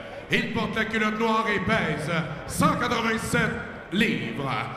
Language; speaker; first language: French; native; French